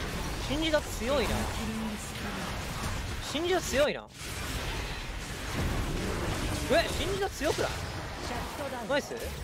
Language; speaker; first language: Japanese; native; Japanese